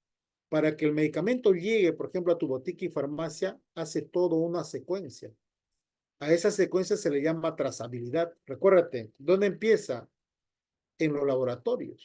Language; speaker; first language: Spanish; native; Spanish